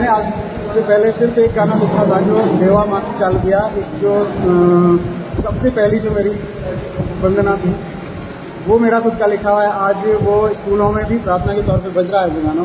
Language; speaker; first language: Hindi; non-native, local second language; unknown